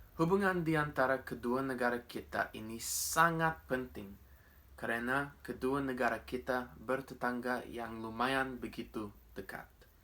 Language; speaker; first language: Indonesian; non-native, fluent; English